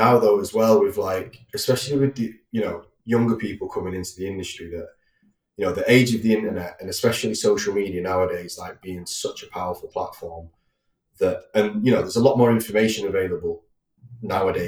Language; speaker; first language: English; native; English